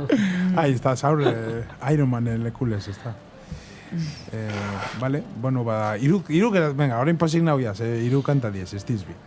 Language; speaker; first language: Basque; native; Basque